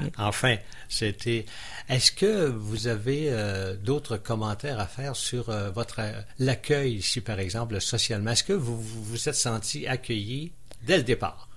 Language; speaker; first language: French; native; French